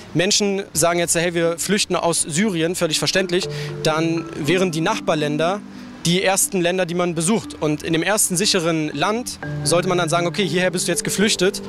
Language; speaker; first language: German; native; German